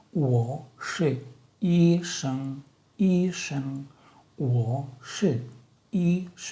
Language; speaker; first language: Chinese; non-native, learner; Russian